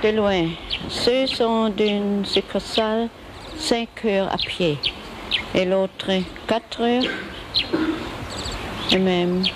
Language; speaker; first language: French; non-native, learner; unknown